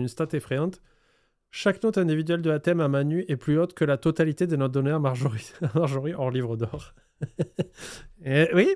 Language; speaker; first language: French; native; French